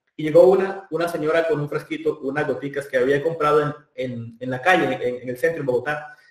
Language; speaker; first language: Spanish; native; Spanish